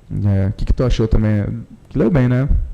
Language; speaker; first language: Portuguese; native; Portuguese